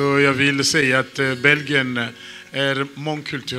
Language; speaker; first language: Swedish; non-native, fluent; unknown